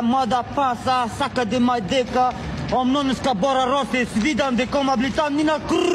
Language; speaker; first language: Swedish; non-native, learner; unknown